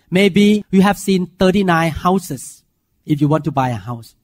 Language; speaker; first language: English; non-native, fluent; Thai